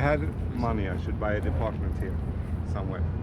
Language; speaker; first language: English; non-native, learner; Swedish